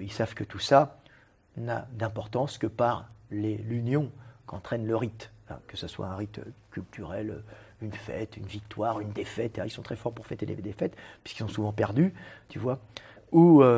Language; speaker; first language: French; native; French